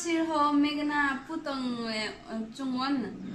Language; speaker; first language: Chinese; non-native, learner; Nepali